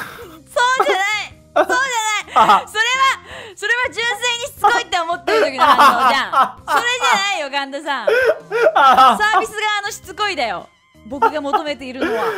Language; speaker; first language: Japanese; native; Japanese